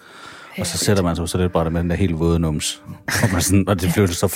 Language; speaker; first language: Danish; native; Danish